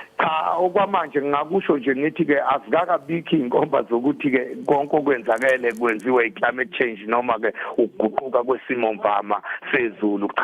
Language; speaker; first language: Zulu; native; Zulu